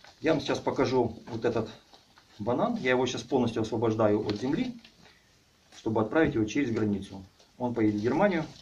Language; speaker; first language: Russian; native; Russian